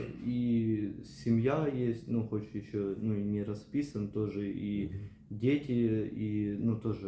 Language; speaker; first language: Ukrainian; non-native, local second language; Russian